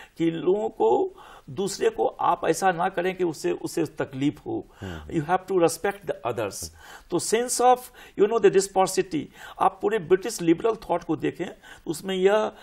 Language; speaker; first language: Hindi; native; Hindi